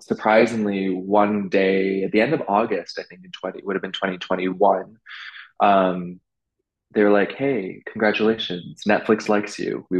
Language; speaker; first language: English; native; English